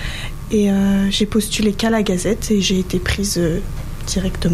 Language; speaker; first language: French; native; French